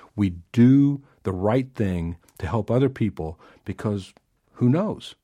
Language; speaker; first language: English; native; English